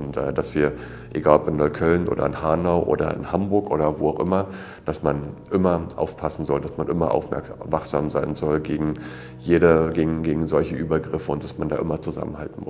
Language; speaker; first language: German; native; German